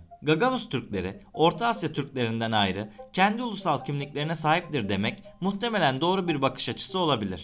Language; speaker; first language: Turkish; native; Turkish